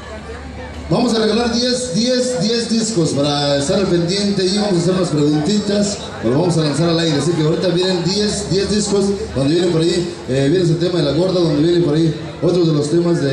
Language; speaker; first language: Spanish; native; Spanish